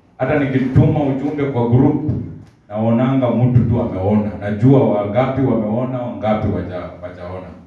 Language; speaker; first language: Swahili; native; Swahili